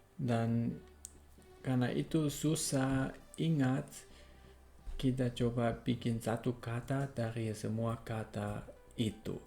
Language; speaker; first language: Indonesian; non-native, fluent; German